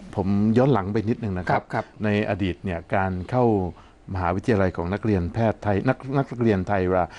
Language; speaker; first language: Thai; native; Thai